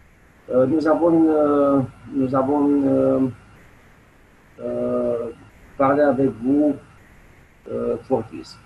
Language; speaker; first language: French; non-native, learner; Romanian